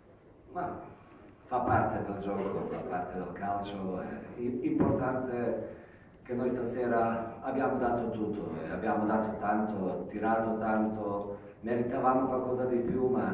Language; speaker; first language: Italian; non-native, fluent; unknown